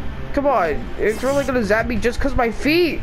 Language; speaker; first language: English; native; English